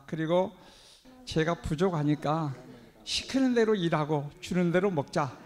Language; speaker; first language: Korean; native; Korean